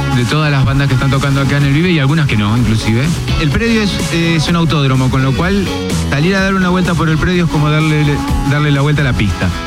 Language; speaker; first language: Spanish; native; Spanish